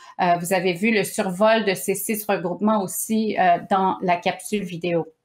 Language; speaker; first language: French; native; French